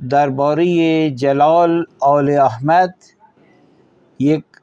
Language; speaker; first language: Persian; non-native, fluent; Urdu